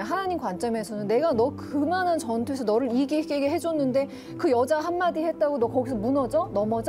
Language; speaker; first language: Korean; native; Korean